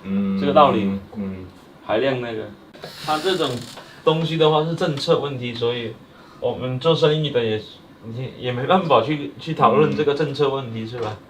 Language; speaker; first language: Chinese; native; Chinese